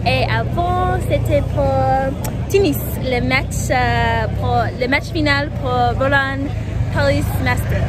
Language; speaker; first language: French; non-native, learner; English